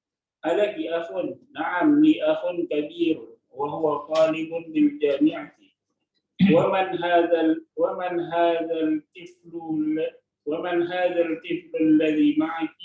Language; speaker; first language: Arabic; non-native, learner; Indonesian